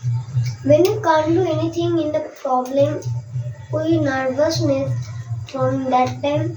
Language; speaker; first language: English; non-native, learner; Bangla